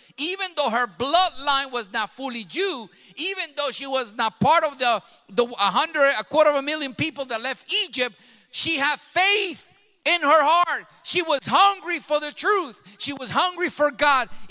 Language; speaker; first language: English; early bilingual, other home language; Spanish